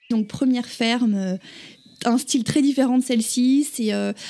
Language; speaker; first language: French; native; French